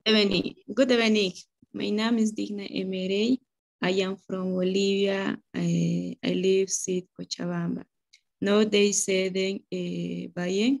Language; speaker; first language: English; non-native, learner; Spanish